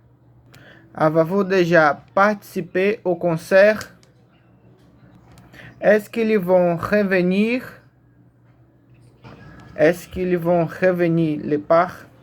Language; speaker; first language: French; non-native, learner; Portuguese